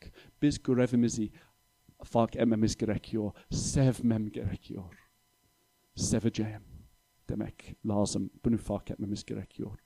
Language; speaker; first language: Turkish; non-native, fluent; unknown